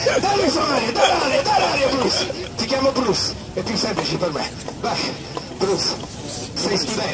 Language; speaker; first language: Italian; non-native, fluent; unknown